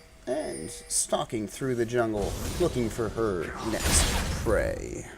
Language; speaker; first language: English; native; English